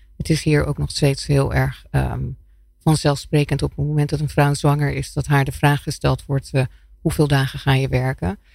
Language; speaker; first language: Dutch; non-native, fluent; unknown